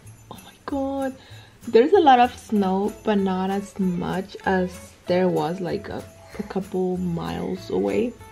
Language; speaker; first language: English; early bilingual, other home language; Spanish